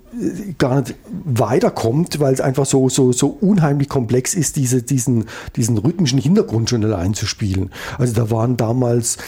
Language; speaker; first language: German; native; German